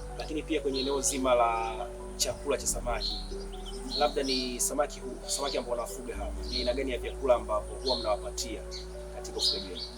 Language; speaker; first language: Swahili; native; Swahili